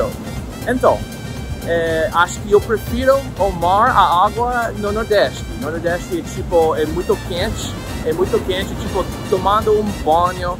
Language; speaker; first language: Portuguese; non-native, fluent; English